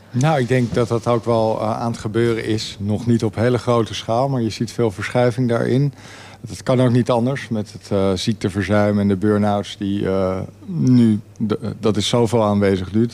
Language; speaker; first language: Dutch; native; Dutch